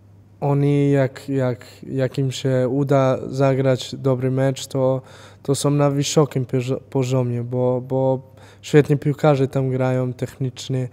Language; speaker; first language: Polish; non-native, fluent; Serbian